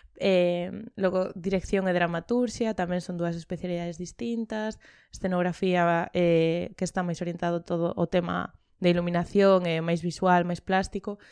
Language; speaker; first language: Galician; non-native, local second language; Spanish